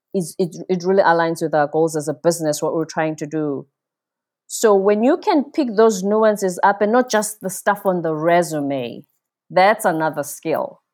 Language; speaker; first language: English; non-native, local second language; Zulu